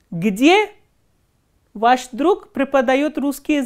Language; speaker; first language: Russian; non-native, fluent; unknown